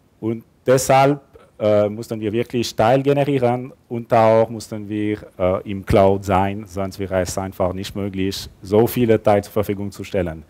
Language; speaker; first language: German; non-native, local second language; French